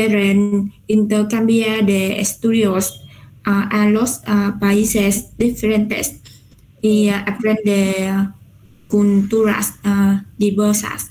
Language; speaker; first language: Spanish; non-native, learner; Vietnamese